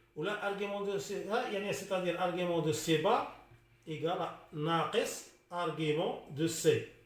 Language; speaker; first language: French; non-native, local second language; Arabic